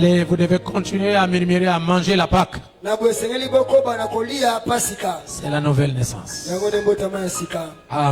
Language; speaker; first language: French; non-native, local second language; Lingala